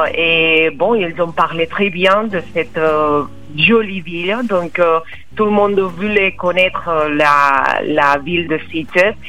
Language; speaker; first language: French; non-native, fluent; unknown